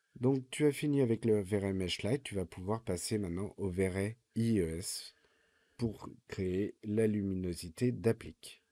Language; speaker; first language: French; native; French